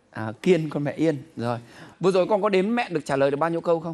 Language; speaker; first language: Vietnamese; native; Vietnamese